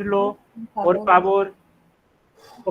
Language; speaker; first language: Spanish; non-native, fluent; Hindi